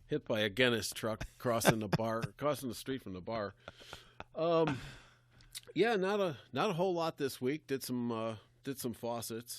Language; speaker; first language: English; native; English